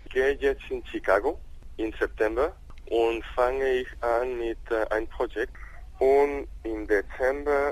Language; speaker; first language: German; non-native, learner; Spanish